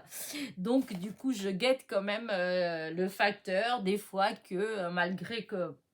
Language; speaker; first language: French; native; French